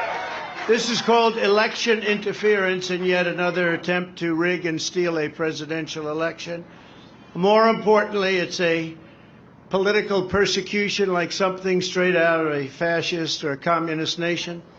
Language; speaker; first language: English; native; English